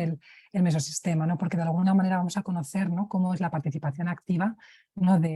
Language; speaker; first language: Spanish; native; Spanish